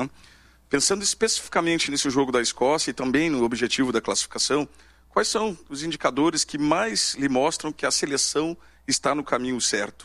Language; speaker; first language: Portuguese; native; Portuguese